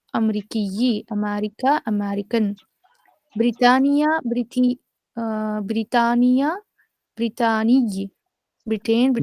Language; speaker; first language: Arabic; non-native, learner; Urdu